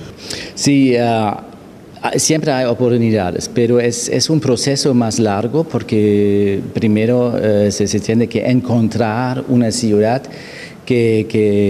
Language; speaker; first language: Spanish; non-native, fluent; German